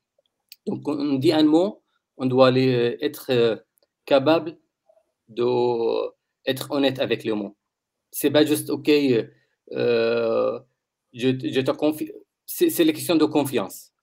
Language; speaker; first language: French; non-native, learner; Arabic